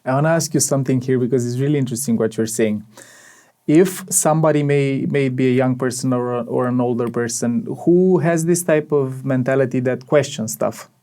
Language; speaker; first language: English; non-native, fluent; Romanian